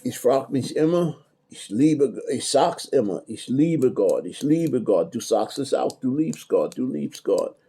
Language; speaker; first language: German; non-native, learner; English